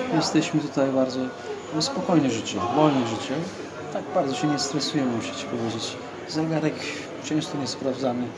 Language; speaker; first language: Polish; non-native, fluent; Turkish